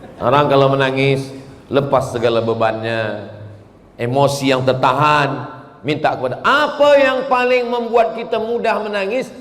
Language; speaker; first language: Malay; native; Malay